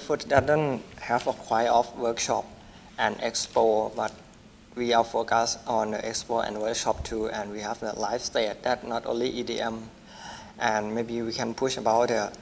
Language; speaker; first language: English; non-native, learner; Thai